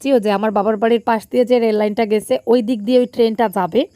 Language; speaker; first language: Bangla; native; Bangla